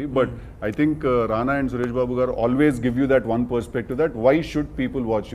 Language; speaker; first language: Telugu; native; Telugu